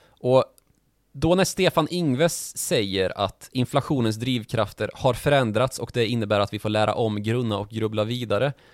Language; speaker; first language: Swedish; native; Swedish